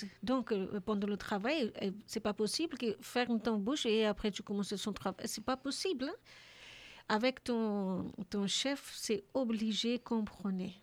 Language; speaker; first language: French; non-native, learner; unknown